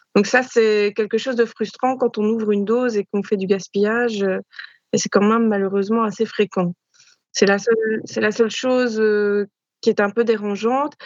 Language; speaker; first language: French; native; French